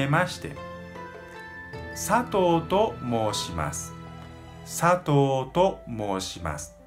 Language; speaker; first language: Japanese; native; Japanese